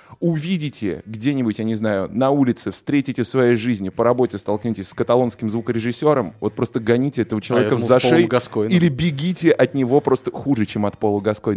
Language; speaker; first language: Russian; native; Russian